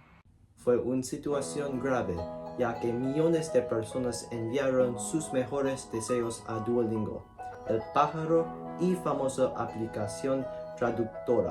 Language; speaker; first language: Spanish; non-native, learner; English